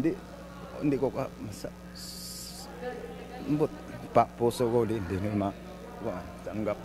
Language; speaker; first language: Filipino; non-native, local second language; Cebuano